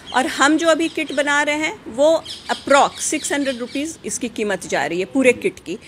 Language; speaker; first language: Hindi; native; Hindi